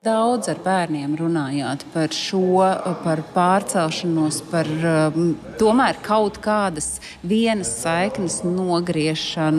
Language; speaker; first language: Latvian; native; Latvian